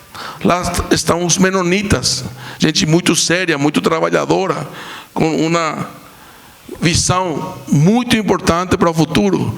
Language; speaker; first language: Portuguese; non-native, fluent; Spanish